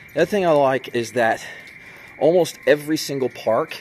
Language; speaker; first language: English; native; English